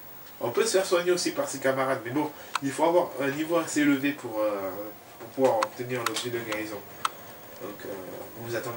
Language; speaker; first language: French; native; French